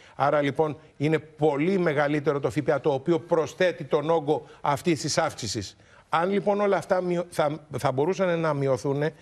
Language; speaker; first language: Greek; native; Greek